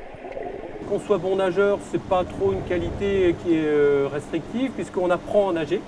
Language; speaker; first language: French; native; French